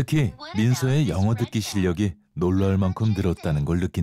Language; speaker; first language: Korean; native; Korean